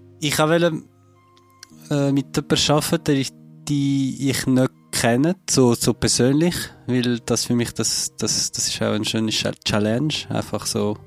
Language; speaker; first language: German; non-native, fluent; French